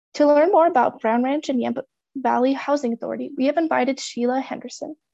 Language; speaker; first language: English; native; English